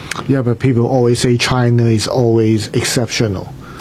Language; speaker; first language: English; non-native, local second language; Cantonese